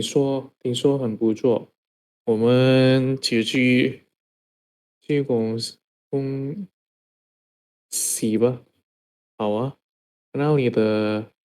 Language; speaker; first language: Chinese; non-native, learner; Indonesian